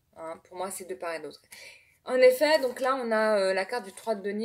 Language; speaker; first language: French; native; French